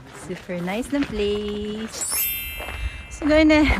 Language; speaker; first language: Filipino; native; Filipino